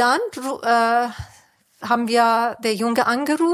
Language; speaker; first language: German; non-native, fluent; Persian